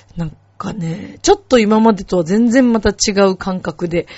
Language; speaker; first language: Japanese; native; Japanese